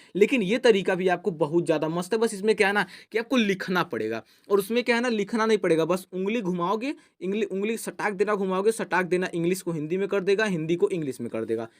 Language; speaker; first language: Hindi; native; Hindi